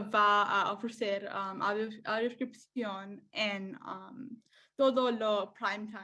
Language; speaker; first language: Spanish; non-native, learner; English